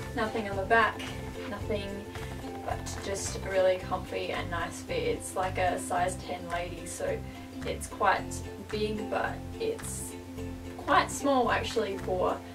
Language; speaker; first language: English; native; English